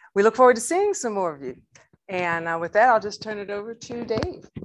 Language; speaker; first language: English; native; English